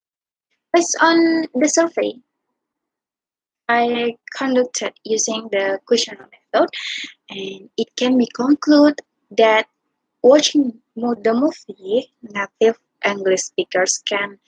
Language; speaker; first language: English; non-native, learner; Indonesian